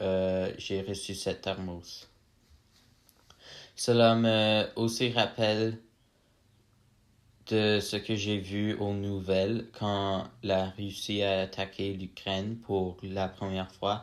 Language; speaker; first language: French; non-native, learner; English